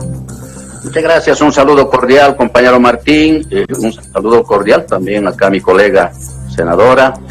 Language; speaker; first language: Spanish; native; Spanish